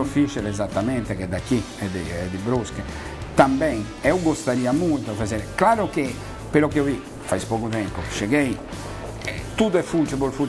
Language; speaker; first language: Portuguese; non-native, fluent; Italian